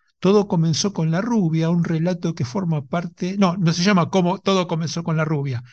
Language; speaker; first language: Spanish; native; Spanish